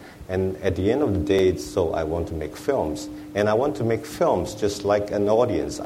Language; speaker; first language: English; non-native, local second language; Wu Chinese